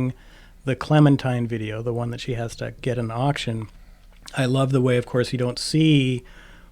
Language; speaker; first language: English; native; English